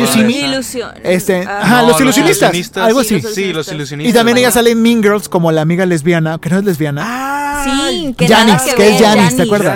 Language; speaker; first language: Spanish; native; Spanish